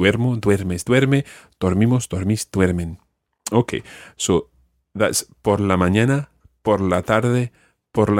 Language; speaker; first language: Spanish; non-native, fluent; English